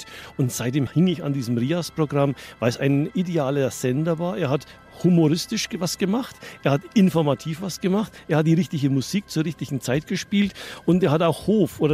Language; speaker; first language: German; native; German